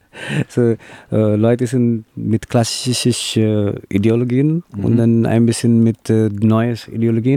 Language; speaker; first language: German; non-native, learner; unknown